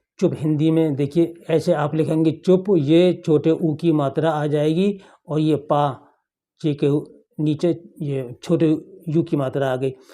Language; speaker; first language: Hindi; native; Hindi